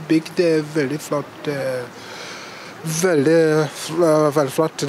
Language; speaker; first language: Norwegian; non-native, fluent; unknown